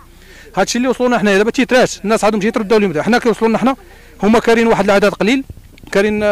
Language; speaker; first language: Arabic; native; Arabic